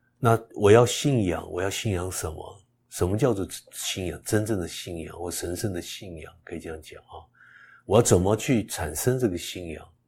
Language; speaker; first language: Chinese; early bilingual, heritage; Chinese